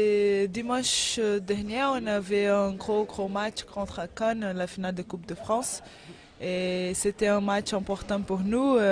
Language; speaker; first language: French; non-native, fluent; Portuguese